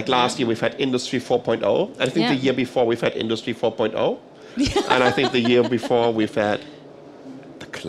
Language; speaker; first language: English; non-native, fluent; German